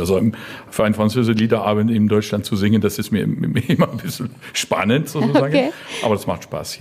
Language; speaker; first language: German; non-native, fluent; French